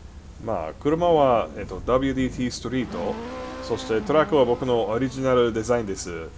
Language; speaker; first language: Japanese; non-native, fluent; English